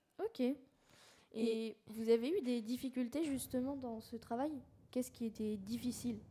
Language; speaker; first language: French; native; French